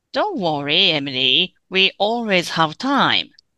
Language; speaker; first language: English; non-native, fluent; Japanese